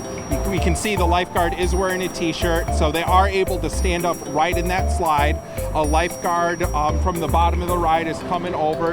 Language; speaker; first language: English; native; English